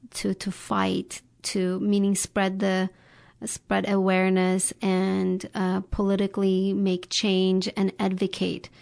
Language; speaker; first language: English; non-native, fluent; Turkish